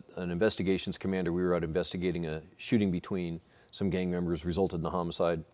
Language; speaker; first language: English; native; English